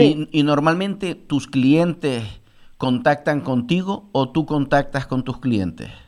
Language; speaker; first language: Spanish; native; Spanish